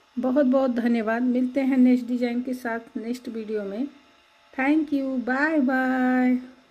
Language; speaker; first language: Hindi; native; Hindi